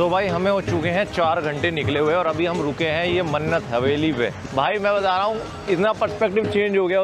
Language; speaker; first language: Hindi; native; Hindi